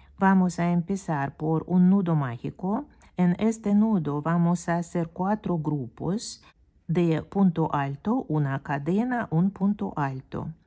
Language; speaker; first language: Spanish; non-native, fluent; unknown